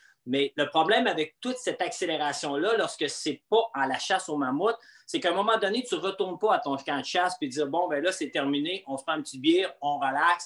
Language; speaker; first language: French; native; French